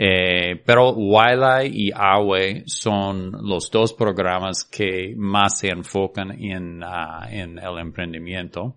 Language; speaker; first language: Spanish; non-native, fluent; English